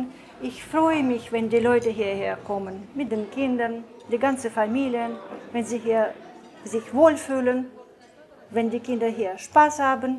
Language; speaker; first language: German; non-native, fluent; Russian